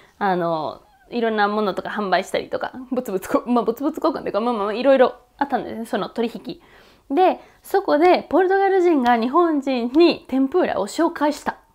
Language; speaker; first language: Japanese; non-native, fluent; Spanish